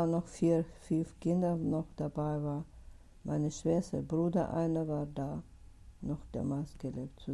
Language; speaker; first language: German; non-native, learner; Russian